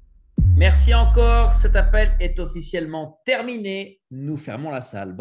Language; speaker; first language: French; native; French